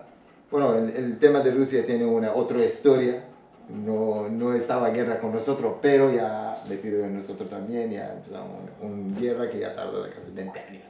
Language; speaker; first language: Spanish; non-native, learner; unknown